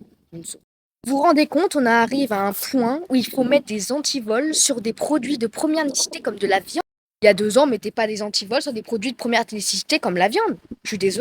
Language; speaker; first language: French; native; French